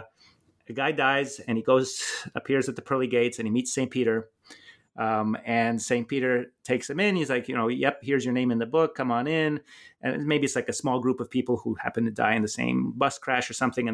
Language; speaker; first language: English; native; English